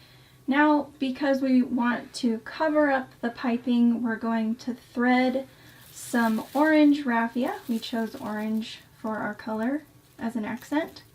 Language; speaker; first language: English; native; English